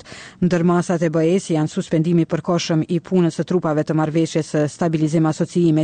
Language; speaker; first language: Albanian; native; Albanian